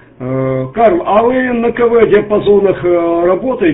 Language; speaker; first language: Russian; native; Russian